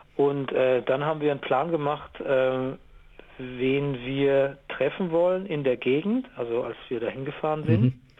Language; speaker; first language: German; native; German